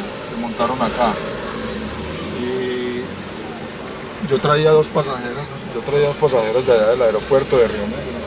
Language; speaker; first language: Spanish; native; Spanish